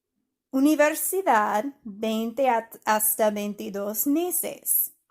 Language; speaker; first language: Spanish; non-native, fluent; English